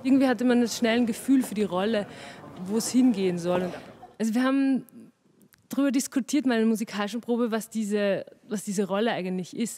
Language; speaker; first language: German; native; German